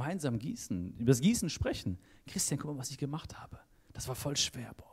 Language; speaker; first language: German; native; German